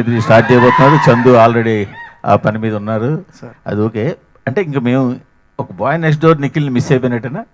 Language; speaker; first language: Telugu; native; Telugu